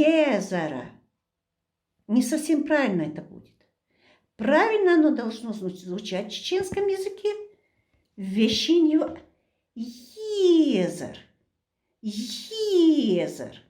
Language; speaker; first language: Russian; non-native, local second language; Chechen